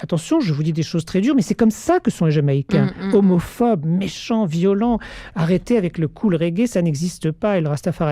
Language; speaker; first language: French; native; French